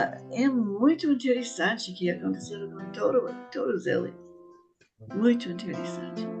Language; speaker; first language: Portuguese; non-native, fluent; English